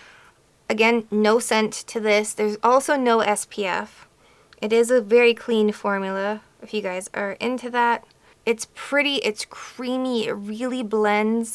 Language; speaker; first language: English; native; English